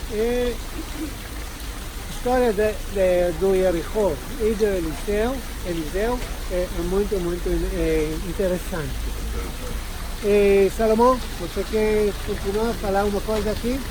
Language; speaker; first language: Portuguese; non-native, learner; Hebrew